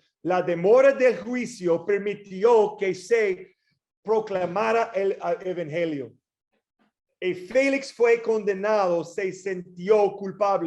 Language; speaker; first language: Spanish; non-native, fluent; English